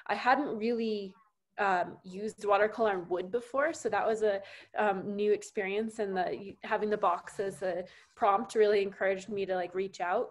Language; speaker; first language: English; native; English